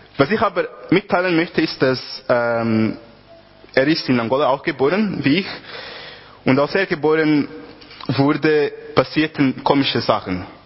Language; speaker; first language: German; non-native, fluent; Portuguese